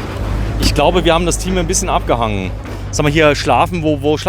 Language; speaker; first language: German; native; German